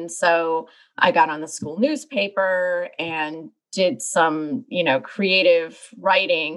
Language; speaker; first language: English; native; English